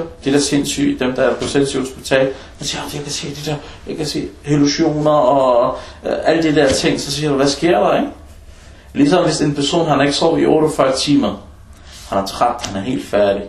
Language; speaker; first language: Danish; non-native, fluent; Arabic